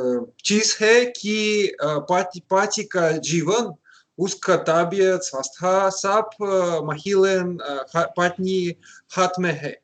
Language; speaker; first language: Hindi; non-native, learner; Russian